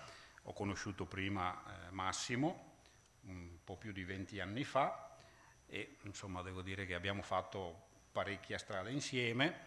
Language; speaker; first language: Italian; native; Italian